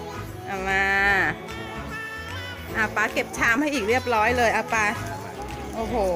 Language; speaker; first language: Thai; native; Thai